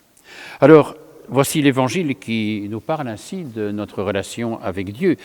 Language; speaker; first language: French; native; French